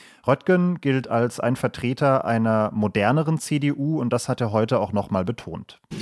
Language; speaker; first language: German; native; German